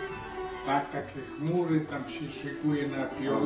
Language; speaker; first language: Polish; early bilingual, heritage; Polish